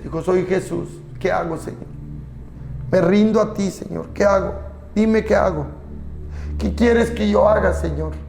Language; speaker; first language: Spanish; native; Spanish